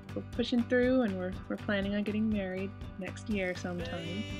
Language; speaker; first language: English; native; English